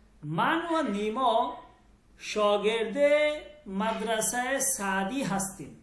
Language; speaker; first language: Persian; non-native, fluent; Bangla